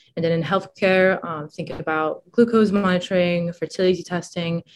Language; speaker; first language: English; non-native, fluent; Italian